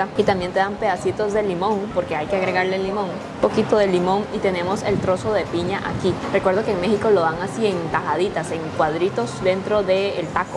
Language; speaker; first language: Spanish; native; Spanish